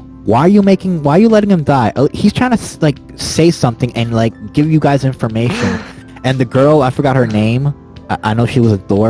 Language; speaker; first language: English; native; English